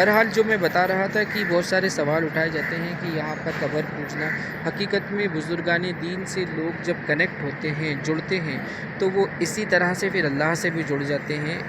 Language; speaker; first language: Urdu; native; Urdu